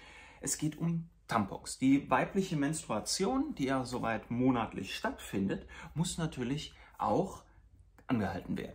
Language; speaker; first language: German; native; German